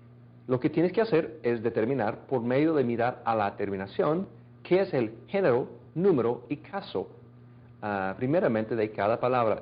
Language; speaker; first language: Spanish; non-native, fluent; English